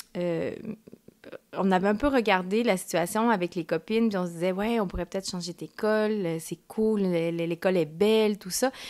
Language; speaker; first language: French; early bilingual, other home language; Spanish